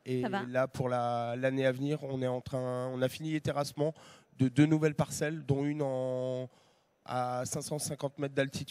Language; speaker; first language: French; native; French